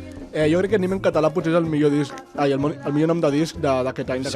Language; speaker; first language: Catalan; native; Catalan